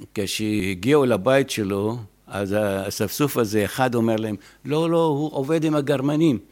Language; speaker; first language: Hebrew; non-native, fluent; Arabic